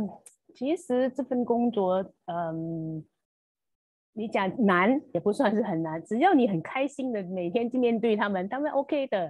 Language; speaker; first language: Chinese; native; Chinese